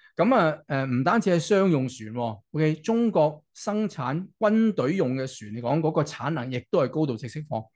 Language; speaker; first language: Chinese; non-native, local second language; Cantonese